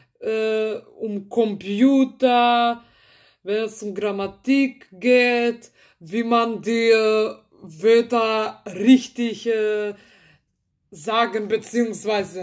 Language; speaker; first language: German; early bilingual, other home language; Macedonian